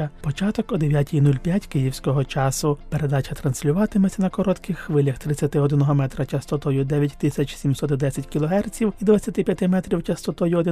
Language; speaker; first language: Ukrainian; native; Ukrainian